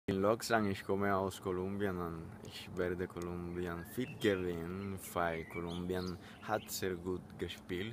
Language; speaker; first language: German; non-native, learner; Spanish